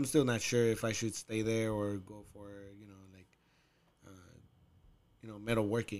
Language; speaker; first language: English; non-native, fluent; Spanish